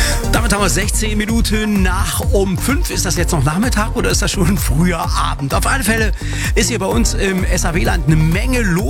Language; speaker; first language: German; native; German